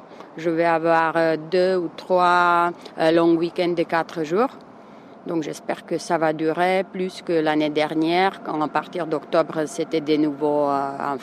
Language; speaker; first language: French; non-native, fluent; Czech